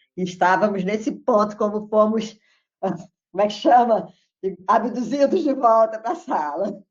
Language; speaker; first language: Portuguese; native; Portuguese